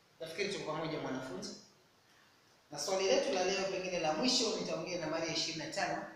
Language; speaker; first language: Swahili; non-native, local second language; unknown